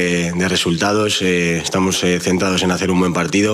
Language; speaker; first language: Spanish; native; Spanish